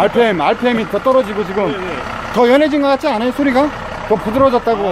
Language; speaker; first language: Korean; native; Korean